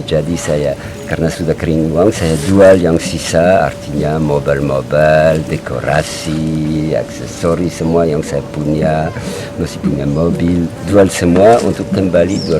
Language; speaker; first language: Indonesian; non-native, learner; French